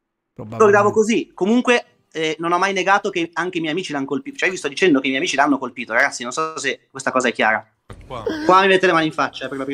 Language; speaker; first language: Italian; native; Italian